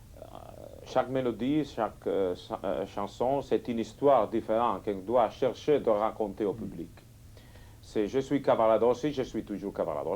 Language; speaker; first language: French; non-native, fluent; Catalan